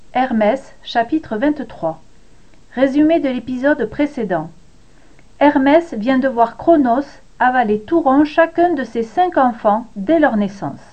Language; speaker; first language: French; native; French